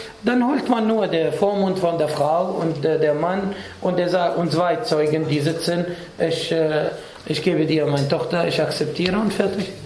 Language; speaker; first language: German; non-native, fluent; Arabic